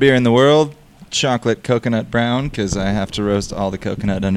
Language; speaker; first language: English; native; English